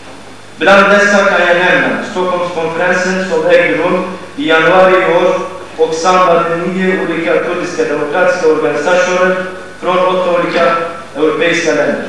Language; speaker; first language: Swedish; non-native, fluent; Kurdish